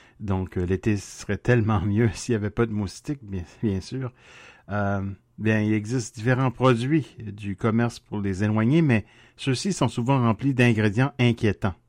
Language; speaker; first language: French; native; French